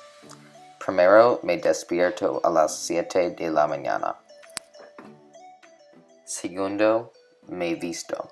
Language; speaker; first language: Spanish; non-native, learner; English